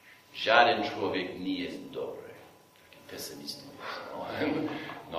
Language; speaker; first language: Polish; non-native, fluent; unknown